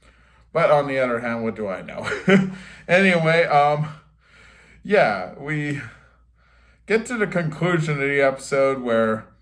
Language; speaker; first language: English; native; English